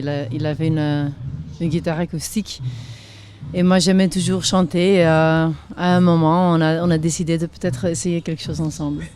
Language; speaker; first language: French; non-native, local second language; Dutch